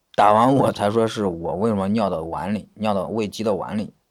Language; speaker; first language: Chinese; native; Chinese